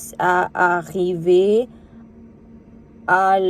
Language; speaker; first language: French; non-native, learner; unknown